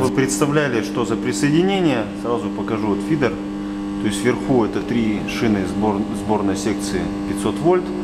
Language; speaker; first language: Russian; native; Russian